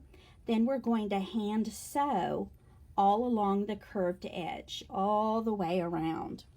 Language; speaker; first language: English; native; English